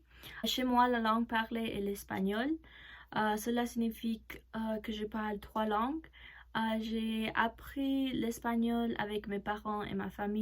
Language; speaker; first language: French; non-native, learner; Spanish